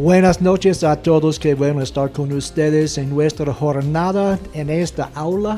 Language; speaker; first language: Spanish; non-native, fluent; English